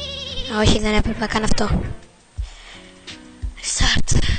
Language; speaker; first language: Greek; native; Greek